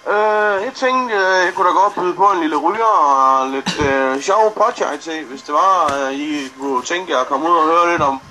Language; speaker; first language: Danish; native; Danish